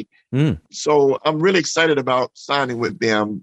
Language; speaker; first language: English; native; English